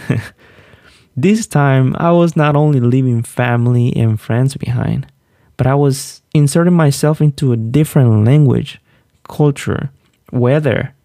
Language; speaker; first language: English; non-native, fluent; Spanish